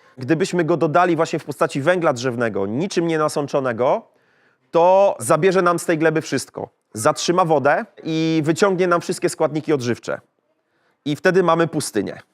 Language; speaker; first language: Polish; native; Polish